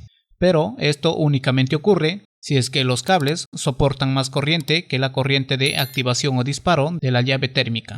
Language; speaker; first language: Spanish; native; Spanish